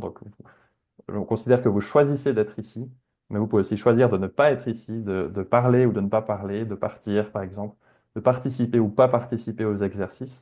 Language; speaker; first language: French; native; French